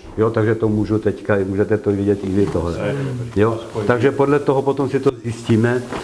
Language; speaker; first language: Czech; early bilingual, heritage; Czech